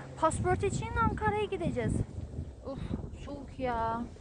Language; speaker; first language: Turkish; non-native, fluent; Persian